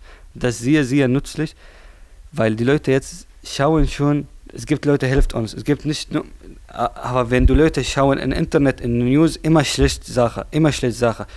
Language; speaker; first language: German; non-native, learner; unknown